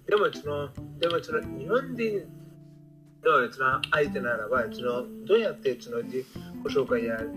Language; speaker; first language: Japanese; non-native, fluent; Bangla